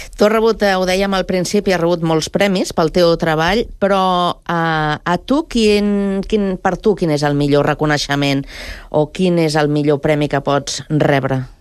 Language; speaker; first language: Catalan; native; Catalan